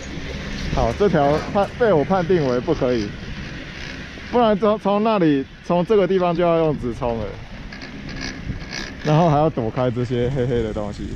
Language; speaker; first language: Chinese; native; Chinese